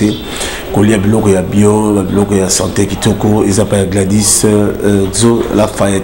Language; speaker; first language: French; non-native, local second language; Lingala